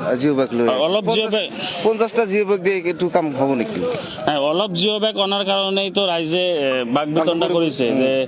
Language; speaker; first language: Assamese; non-native, local second language; Bangla